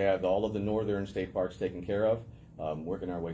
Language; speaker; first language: English; native; English